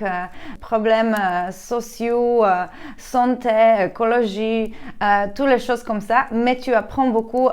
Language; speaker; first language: French; non-native, fluent; Polish